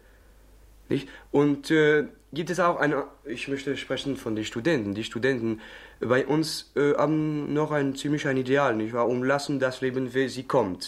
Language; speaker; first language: German; non-native, learner; French